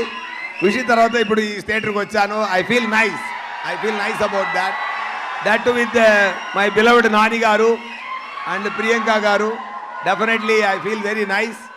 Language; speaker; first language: Telugu; non-native, learner; Tamil